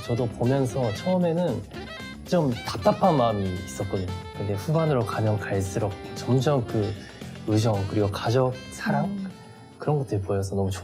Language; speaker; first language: Korean; non-native, fluent; Japanese